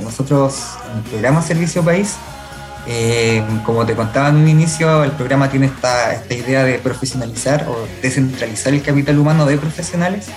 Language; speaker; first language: Spanish; native; Spanish